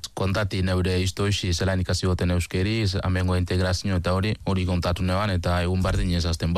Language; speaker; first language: Basque; non-native, fluent; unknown